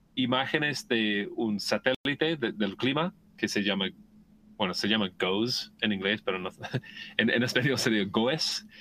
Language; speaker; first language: Spanish; non-native, fluent; English